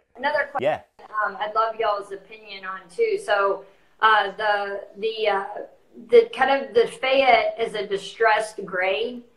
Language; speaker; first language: English; native; English